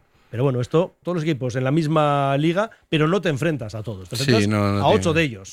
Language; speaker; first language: Spanish; native; Spanish